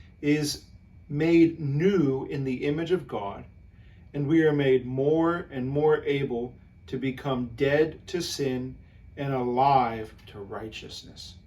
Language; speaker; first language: English; native; English